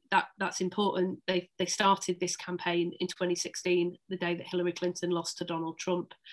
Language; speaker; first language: English; native; English